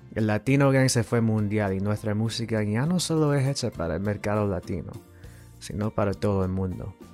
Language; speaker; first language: Spanish; early bilingual, heritage; Spanish